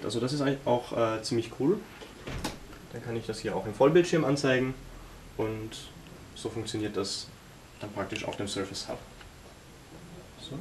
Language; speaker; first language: German; native; German